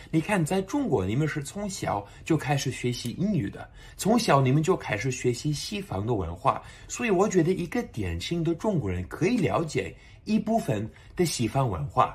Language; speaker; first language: Chinese; non-native, fluent; English